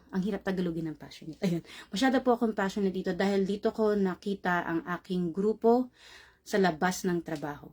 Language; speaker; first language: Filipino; native; Filipino